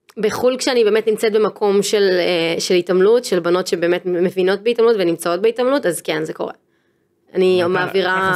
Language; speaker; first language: Hebrew; native; Hebrew